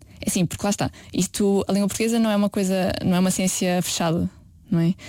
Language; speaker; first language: Portuguese; native; Portuguese